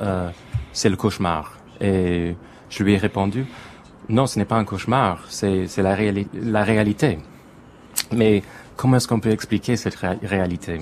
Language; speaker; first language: French; non-native, fluent; English